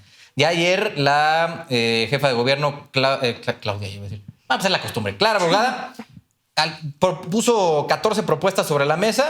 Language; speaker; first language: Spanish; native; Spanish